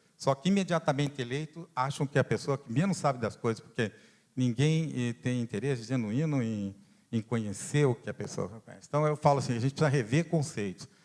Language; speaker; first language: Portuguese; non-native, fluent; Italian